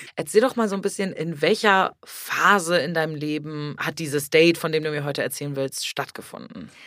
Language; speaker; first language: German; native; German